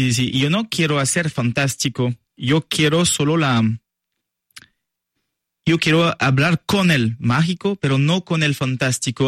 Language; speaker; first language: Spanish; non-native, learner; French